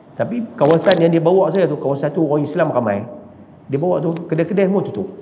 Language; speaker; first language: Malay; native; Malay